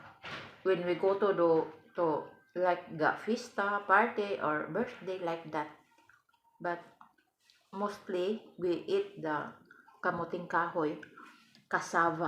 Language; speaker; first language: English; non-native, learner; Cebuano